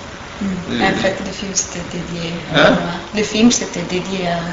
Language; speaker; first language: French; non-native, fluent; Italian